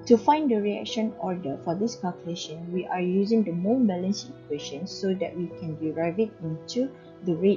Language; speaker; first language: English; non-native, local second language; Malay